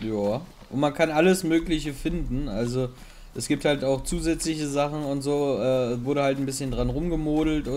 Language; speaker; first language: German; native; German